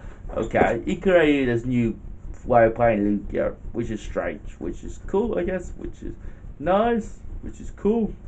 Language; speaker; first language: English; native; English